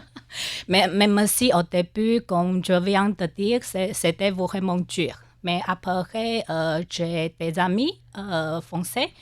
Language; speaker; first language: French; non-native, learner; Chinese